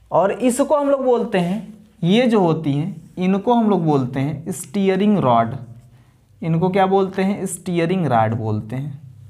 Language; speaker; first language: Hindi; native; Hindi